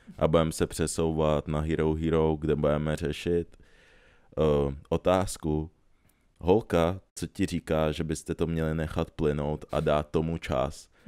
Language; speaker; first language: Czech; native; Czech